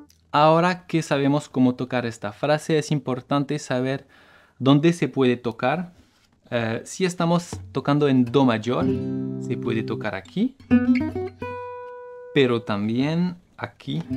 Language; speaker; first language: Spanish; non-native, fluent; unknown